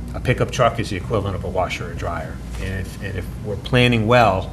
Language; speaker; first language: English; native; English